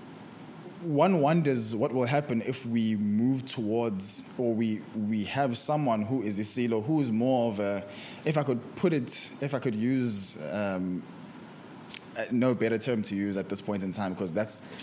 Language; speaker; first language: English; non-native, local second language; Zulu